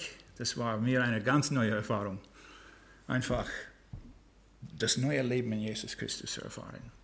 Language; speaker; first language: German; non-native, fluent; English